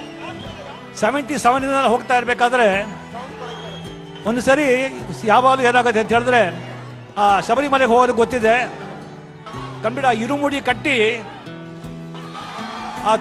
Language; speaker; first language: Kannada; non-native, local second language; Marathi